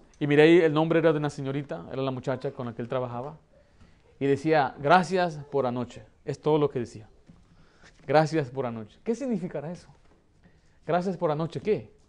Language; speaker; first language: Spanish; early bilingual, heritage; Spanish